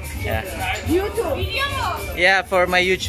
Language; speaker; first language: English; non-native, learner; Filipino